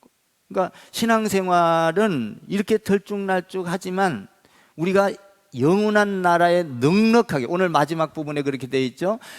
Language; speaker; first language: Korean; native; Korean